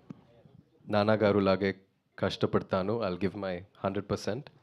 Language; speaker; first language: Telugu; non-native, learner; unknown